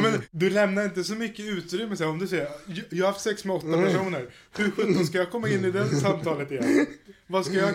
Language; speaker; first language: Swedish; native; Swedish